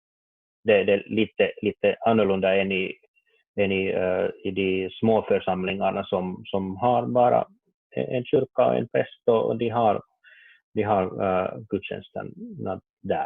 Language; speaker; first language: Swedish; non-native, learner; Finnish